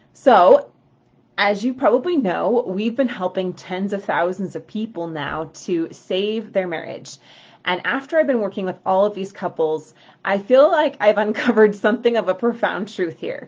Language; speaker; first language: English; native; English